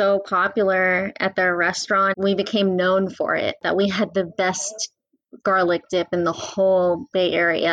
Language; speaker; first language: English; native; English